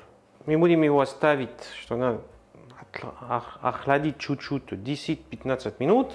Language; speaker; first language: Russian; non-native, learner; French